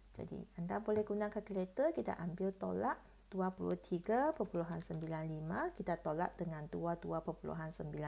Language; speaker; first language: Malay; non-native, local second language; Chinese